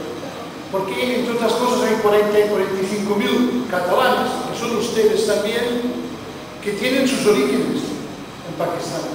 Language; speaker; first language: Spanish; non-native, local second language; Catalan